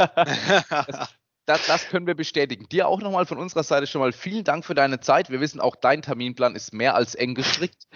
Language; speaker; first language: German; native; German